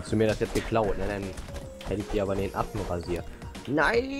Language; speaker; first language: German; native; German